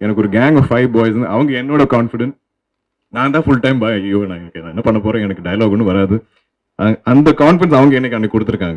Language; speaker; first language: Tamil; non-native, local second language; Malayalam